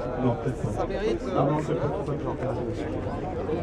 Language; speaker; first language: French; native; French